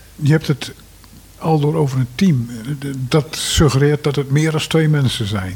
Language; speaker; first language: Dutch; native; Dutch